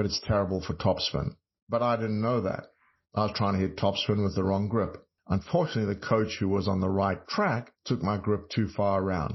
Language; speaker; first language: English; native; English